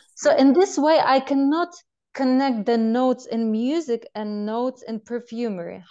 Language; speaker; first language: English; non-native, fluent; Russian